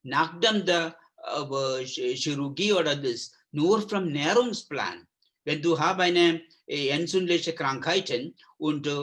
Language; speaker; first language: German; non-native, learner; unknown